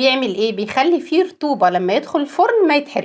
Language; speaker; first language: Arabic; native; Arabic